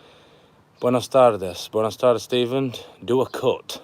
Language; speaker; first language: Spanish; non-native, learner; English